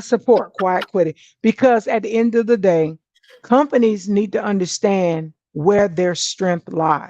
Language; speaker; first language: English; native; English